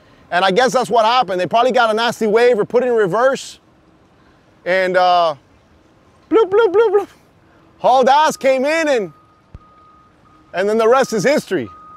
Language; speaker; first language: English; early bilingual, other home language; Spanish